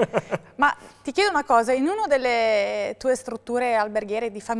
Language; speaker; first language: Italian; native; Italian